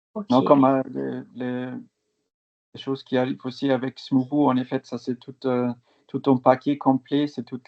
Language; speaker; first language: French; non-native, fluent; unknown